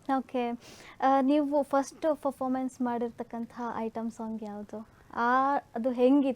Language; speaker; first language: Kannada; native; Kannada